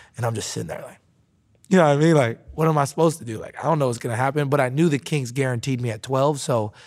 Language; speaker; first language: English; native; English